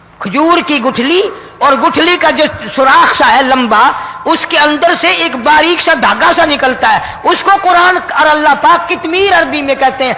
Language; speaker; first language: Urdu; non-native, local second language; Punjabi